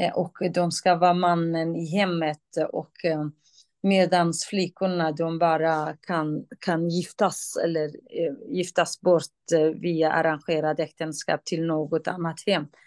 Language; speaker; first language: Swedish; non-native, fluent; Kurdish